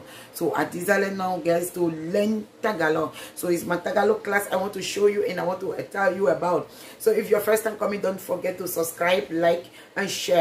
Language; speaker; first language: English; non-native, learner; French